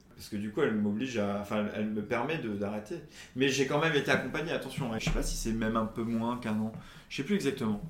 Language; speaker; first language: French; native; French